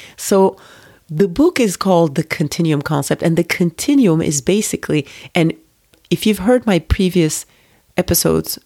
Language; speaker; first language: English; non-native, fluent; Turkish